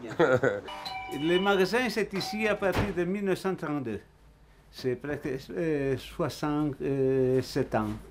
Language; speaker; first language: French; non-native, fluent; Italian